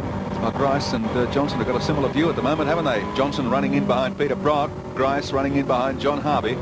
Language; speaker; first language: English; native; English